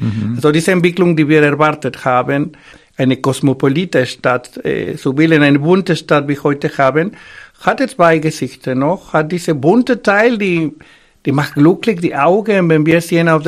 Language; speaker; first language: German; non-native, fluent; Spanish